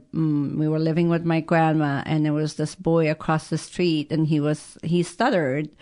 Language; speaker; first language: English; early bilingual, other home language; Persian